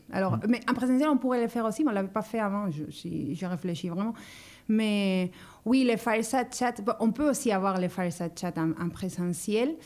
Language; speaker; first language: French; non-native, fluent; Spanish